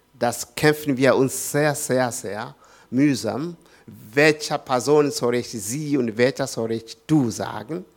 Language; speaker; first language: German; non-native, learner; Swahili